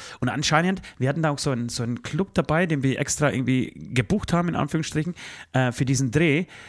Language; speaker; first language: German; early bilingual, other home language; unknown